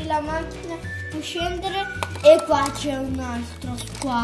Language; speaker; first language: Italian; early bilingual, other home language; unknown